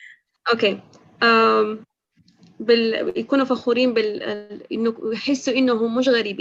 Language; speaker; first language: Arabic; native; Arabic